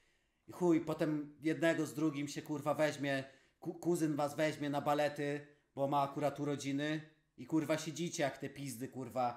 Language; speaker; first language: Polish; native; Polish